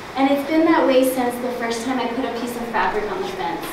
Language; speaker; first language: English; native; English